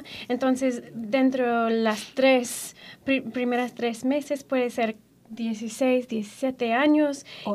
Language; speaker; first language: Spanish; non-native, fluent; English